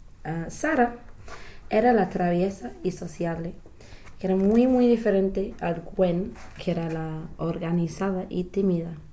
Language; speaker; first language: Spanish; non-native, learner; English